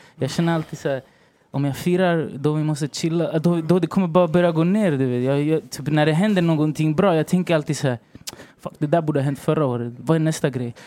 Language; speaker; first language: Swedish; early bilingual, other home language; Spanish